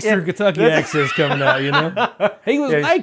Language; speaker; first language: English; native; English